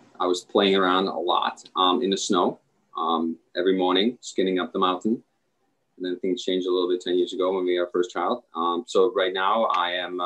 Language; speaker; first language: English; non-native, fluent; Czech